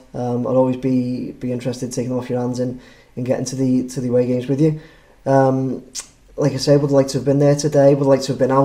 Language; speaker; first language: English; native; English